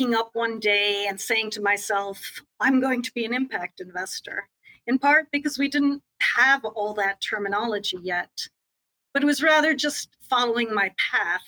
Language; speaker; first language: English; native; English